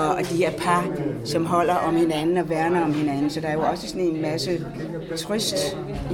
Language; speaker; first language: Danish; native; Danish